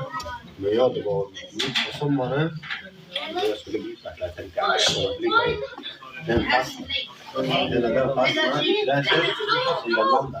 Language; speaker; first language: Swedish; non-native, local second language; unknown